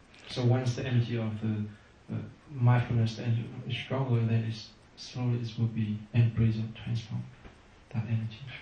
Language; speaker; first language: English; non-native, fluent; Vietnamese